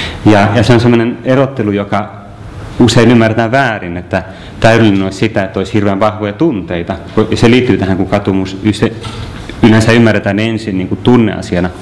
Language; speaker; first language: Finnish; native; Finnish